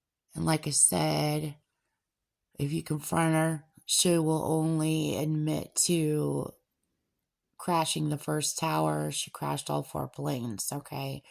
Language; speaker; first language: English; native; English